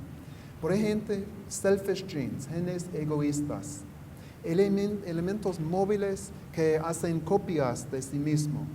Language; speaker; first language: Spanish; non-native, fluent; English